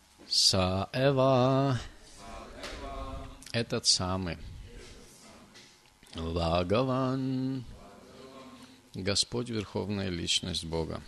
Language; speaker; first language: Russian; native; Russian